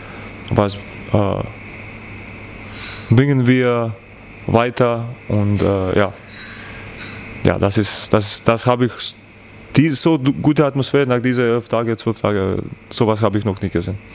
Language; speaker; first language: German; non-native, learner; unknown